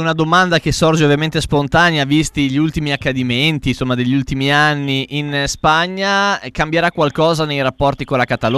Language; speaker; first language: Italian; native; Italian